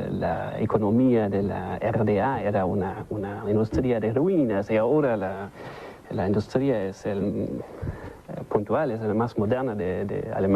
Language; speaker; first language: Spanish; non-native, learner; German